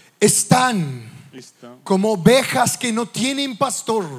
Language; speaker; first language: Spanish; non-native, fluent; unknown